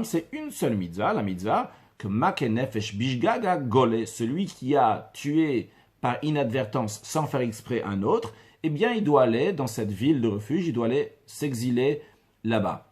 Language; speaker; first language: French; native; French